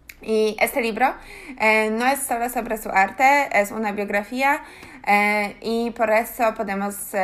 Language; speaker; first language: Spanish; non-native, learner; Polish